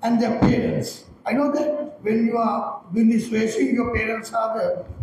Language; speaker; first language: English; non-native, local second language; Sinhala